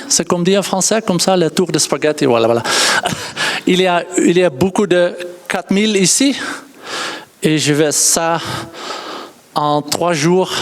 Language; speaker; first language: French; non-native, learner; Dutch